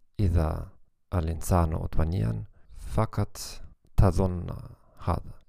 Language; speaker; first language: Arabic; non-native, learner; German